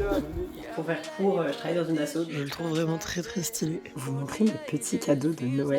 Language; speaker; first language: French; native; French